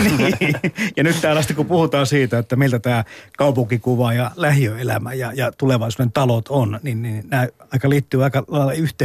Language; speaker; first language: Finnish; native; Finnish